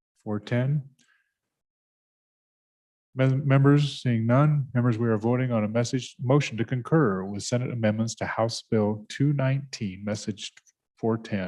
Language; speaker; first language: English; native; English